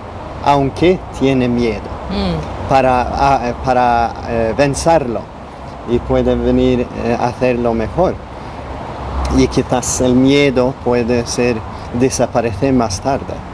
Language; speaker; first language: Spanish; non-native, learner; Swedish